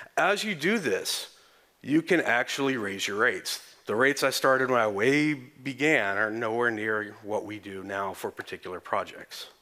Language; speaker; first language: English; native; English